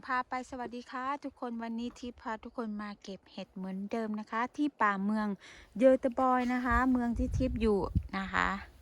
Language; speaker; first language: Thai; native; Thai